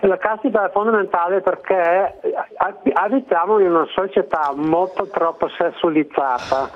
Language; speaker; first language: Italian; non-native, learner; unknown